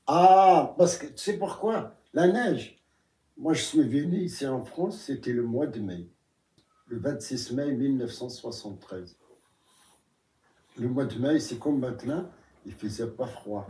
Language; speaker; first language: French; non-native, fluent; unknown